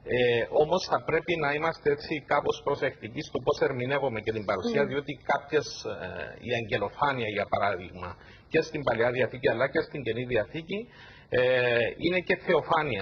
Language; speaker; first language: Greek; native; Greek